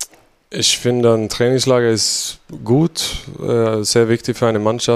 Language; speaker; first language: German; non-native, fluent; Swedish